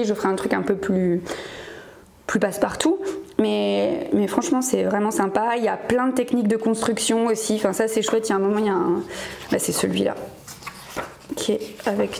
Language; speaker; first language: French; native; French